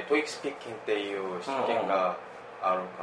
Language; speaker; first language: Japanese; non-native, fluent; Korean